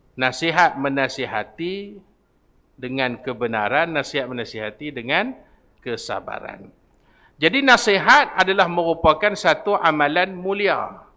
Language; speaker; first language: Malay; native; Malay